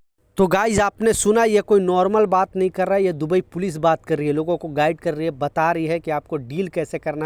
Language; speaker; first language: Hindi; native; Hindi